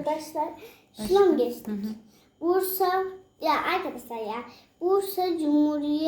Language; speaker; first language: Turkish; native; Turkish